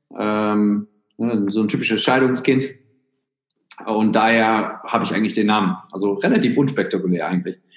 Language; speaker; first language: German; native; German